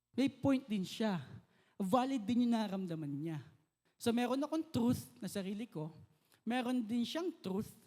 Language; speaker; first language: Filipino; native; Filipino